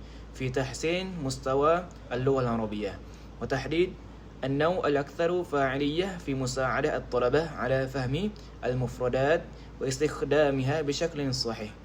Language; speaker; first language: Arabic; non-native, learner; Malay